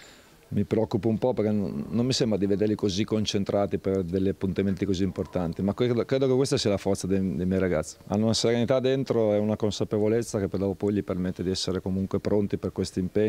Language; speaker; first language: Italian; native; Italian